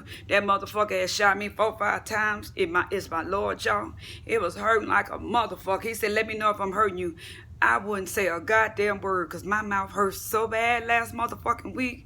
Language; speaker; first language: English; native; English